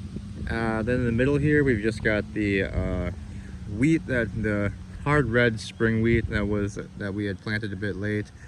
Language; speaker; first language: English; native; English